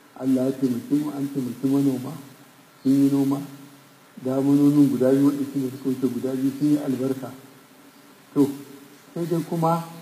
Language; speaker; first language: Hausa; non-native, local second language; Fula